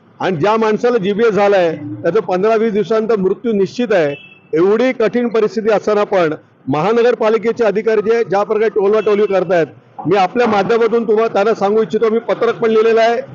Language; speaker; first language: Marathi; native; Marathi